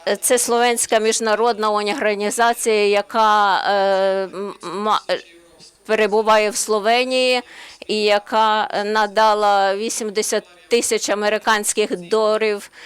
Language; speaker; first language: Ukrainian; non-native, learner; Slovenian